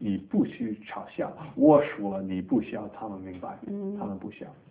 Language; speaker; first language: Chinese; non-native, learner; English